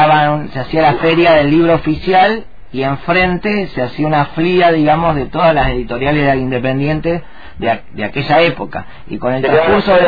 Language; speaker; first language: Spanish; native; Spanish